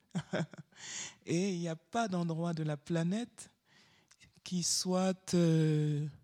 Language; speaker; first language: French; native; French